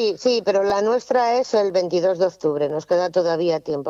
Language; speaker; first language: Spanish; native; Spanish